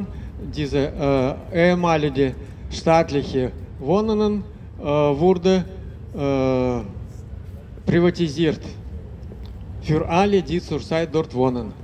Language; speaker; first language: German; non-native, fluent; Russian